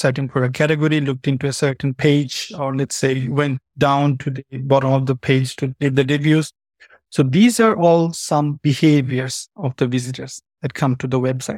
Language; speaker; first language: English; non-native, fluent; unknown